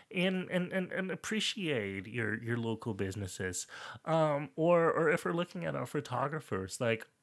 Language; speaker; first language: English; non-native, fluent; German